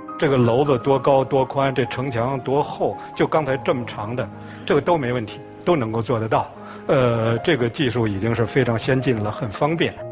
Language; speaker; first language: Chinese; native; Chinese